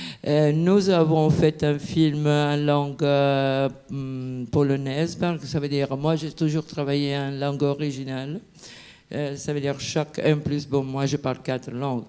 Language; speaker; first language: French; non-native, fluent; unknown